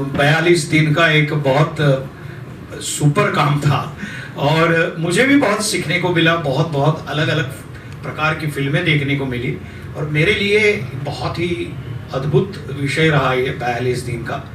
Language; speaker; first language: Hindi; native; Hindi